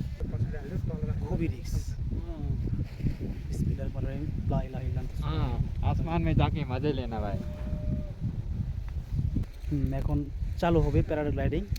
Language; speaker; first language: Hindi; non-native, learner; Bangla